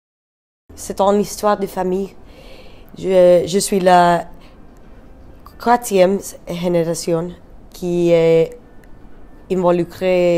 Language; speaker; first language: French; non-native, learner; Spanish